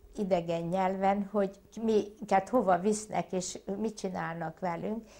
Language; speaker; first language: Hungarian; native; Hungarian